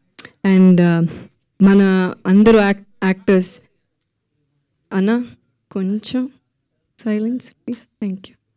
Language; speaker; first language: Telugu; non-native, fluent; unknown